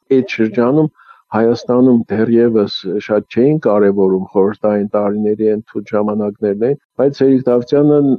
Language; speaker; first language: Armenian; early bilingual, heritage; Armenian